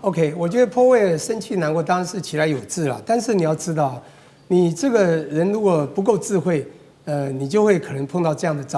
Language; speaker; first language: Chinese; native; Chinese